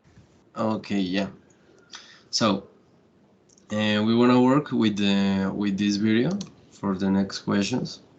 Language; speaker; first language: English; non-native, learner; Spanish